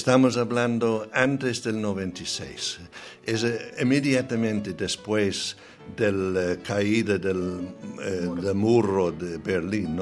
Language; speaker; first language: Spanish; non-native, fluent; English